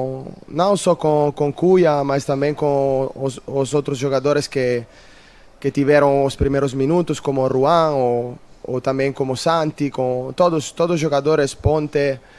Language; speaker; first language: Portuguese; non-native, fluent; Italian